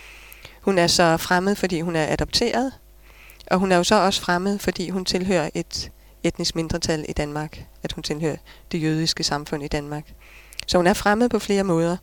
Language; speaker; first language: Danish; native; Danish